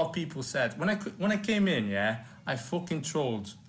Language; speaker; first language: English; non-native, fluent; Romanian